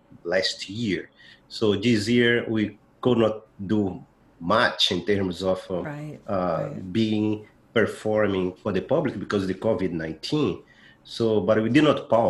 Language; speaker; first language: English; non-native, fluent; Portuguese